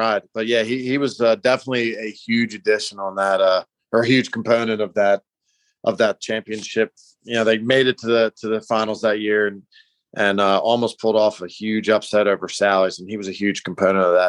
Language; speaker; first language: English; native; English